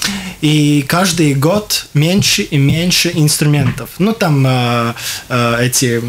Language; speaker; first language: Russian; non-native, local second language; Latvian